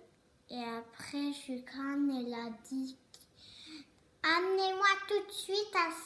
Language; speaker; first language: French; early bilingual, other home language; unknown